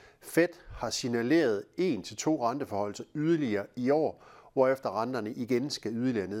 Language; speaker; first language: Danish; native; Danish